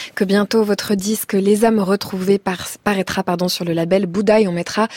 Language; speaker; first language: French; native; French